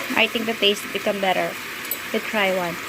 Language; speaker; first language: English; non-native, learner; Filipino